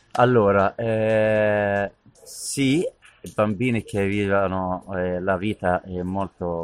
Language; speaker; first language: Italian; non-native, learner; Arabic